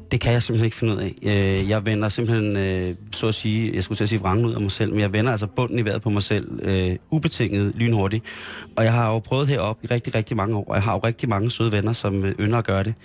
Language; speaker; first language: Danish; non-native, fluent; French